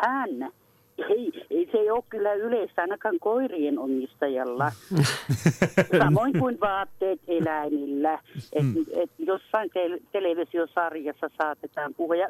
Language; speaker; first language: Finnish; native; Finnish